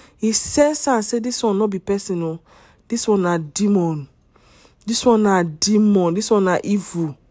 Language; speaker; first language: Nigerian Pidgin; non-native, local second language; Yoruba